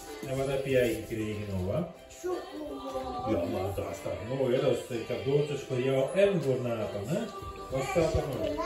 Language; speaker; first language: Dutch; native; Dutch